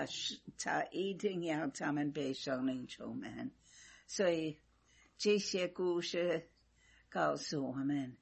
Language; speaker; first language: Chinese; non-native, fluent; English